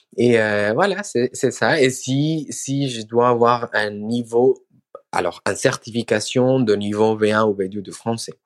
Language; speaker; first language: French; non-native, learner; Spanish